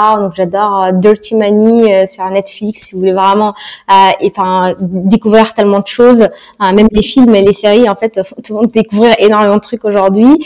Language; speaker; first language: French; non-native, local second language; Arabic